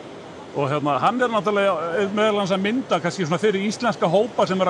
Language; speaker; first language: Icelandic; native; Icelandic